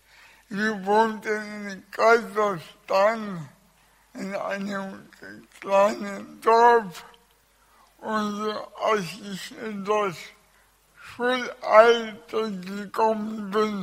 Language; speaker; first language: German; early bilingual, other home language; Russian